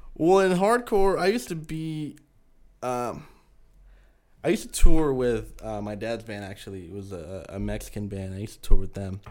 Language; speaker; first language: English; early bilingual, other home language; Spanish